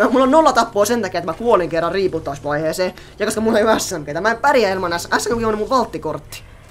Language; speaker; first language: Finnish; native; Finnish